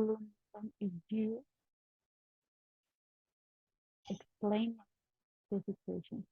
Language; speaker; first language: English; non-native, learner; Spanish